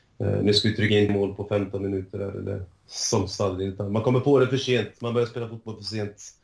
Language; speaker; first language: Swedish; early bilingual, other home language; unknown